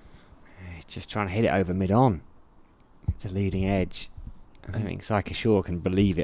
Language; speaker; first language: English; native; English